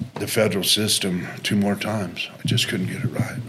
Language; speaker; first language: English; native; English